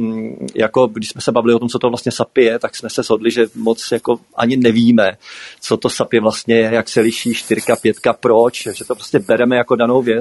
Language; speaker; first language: Czech; native; Czech